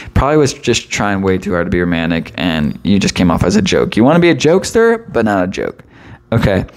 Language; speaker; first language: English; native; English